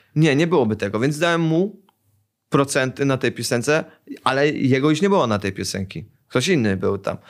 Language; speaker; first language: Polish; early bilingual, heritage; Polish